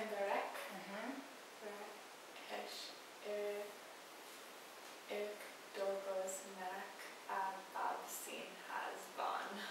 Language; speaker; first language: Hungarian; non-native, learner; English